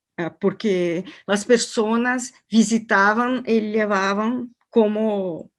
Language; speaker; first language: Spanish; non-native, learner; Portuguese